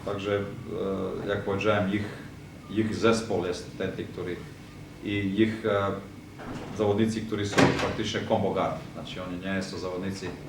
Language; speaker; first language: Polish; non-native, fluent; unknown